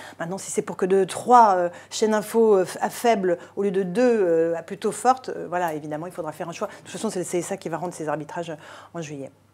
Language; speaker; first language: French; native; French